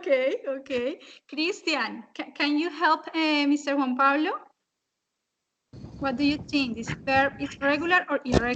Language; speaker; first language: English; non-native, fluent; Spanish